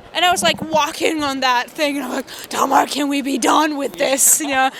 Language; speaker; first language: English; non-native, fluent; Armenian